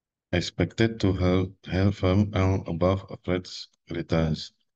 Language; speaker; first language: English; non-native, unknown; Indonesian